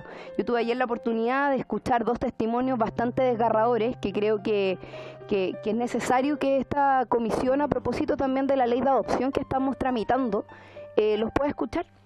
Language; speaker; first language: Spanish; native; Spanish